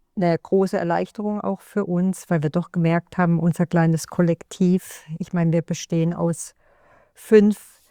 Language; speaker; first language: German; native; German